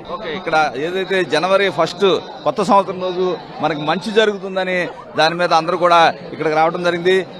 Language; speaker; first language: Telugu; native; Telugu